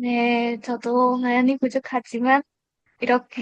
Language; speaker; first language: Korean; non-native, learner; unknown